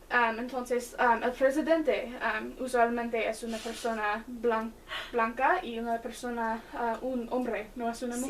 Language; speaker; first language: Spanish; non-native, learner; English